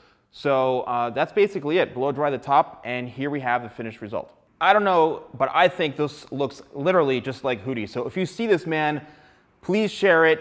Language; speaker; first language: English; native; English